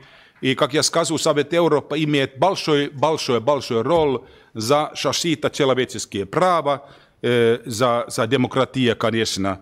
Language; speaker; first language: Russian; non-native, learner; Finnish